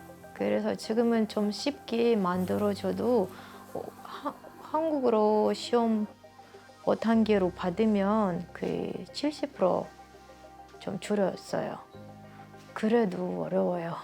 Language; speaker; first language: Korean; early bilingual, heritage; Russian